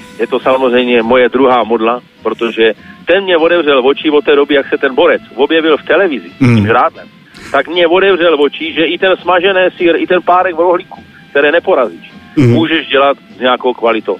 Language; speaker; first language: Czech; native; Czech